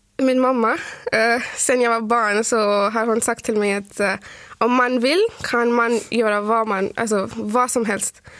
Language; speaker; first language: Swedish; non-native, fluent; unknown